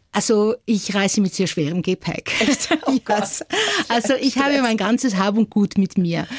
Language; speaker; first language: German; native; German